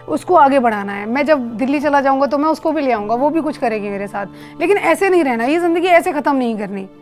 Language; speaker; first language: Hindi; native; Hindi